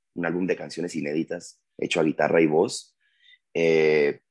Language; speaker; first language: Spanish; native; Spanish